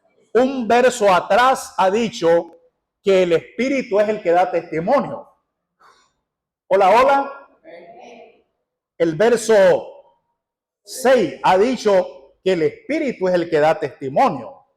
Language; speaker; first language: Spanish; native; Spanish